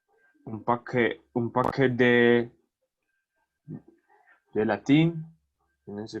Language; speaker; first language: French; non-native, learner; Spanish